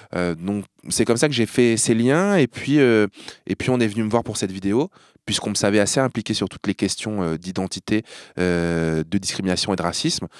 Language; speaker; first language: French; native; French